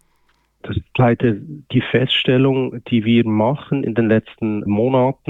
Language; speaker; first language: German; native; German